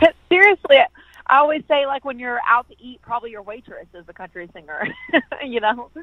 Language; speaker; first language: English; native; English